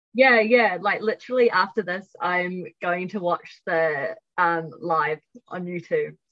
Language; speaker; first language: English; native; English